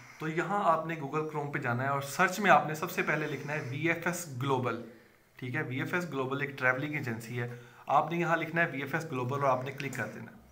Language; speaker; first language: Urdu; non-native, local second language; Punjabi